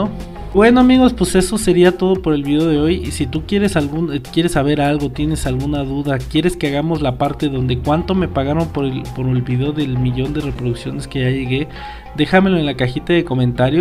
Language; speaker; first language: Spanish; native; Spanish